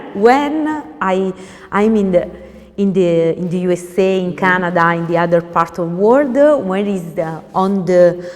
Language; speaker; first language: English; non-native, learner; Italian